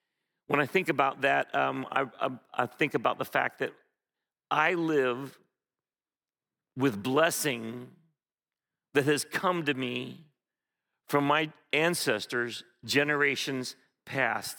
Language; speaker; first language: English; native; English